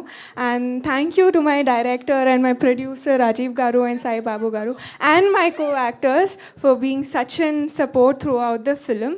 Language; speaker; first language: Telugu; non-native, learner; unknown